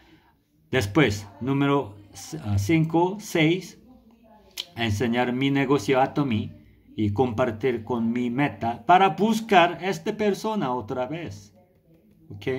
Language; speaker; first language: Spanish; non-native, learner; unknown